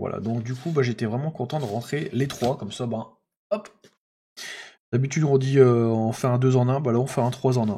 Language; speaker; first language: French; native; French